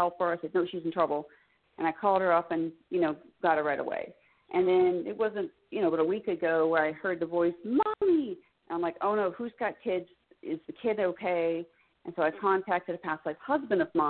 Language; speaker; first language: English; native; English